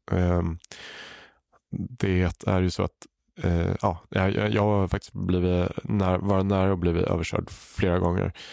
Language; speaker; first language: Swedish; native; Swedish